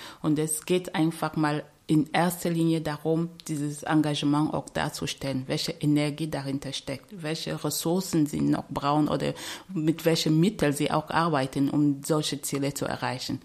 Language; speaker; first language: German; non-native, fluent; French